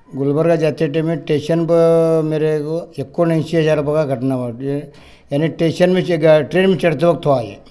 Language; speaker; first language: Hindi; non-native, local second language; Urdu